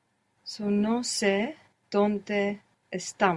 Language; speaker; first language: Spanish; non-native, learner; English